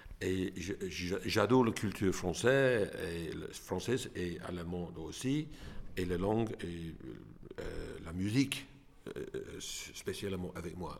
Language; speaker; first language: French; non-native, learner; English